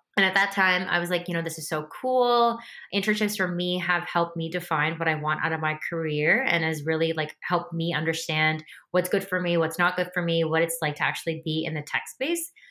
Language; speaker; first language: English; native; English